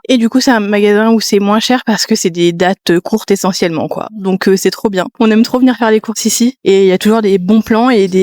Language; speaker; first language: French; native; French